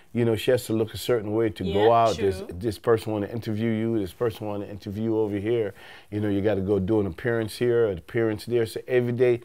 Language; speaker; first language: English; native; English